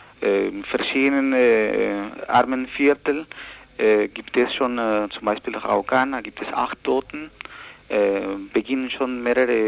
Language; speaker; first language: German; non-native, learner; Spanish